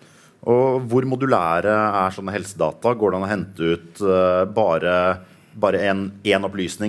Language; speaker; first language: Norwegian; native; Norwegian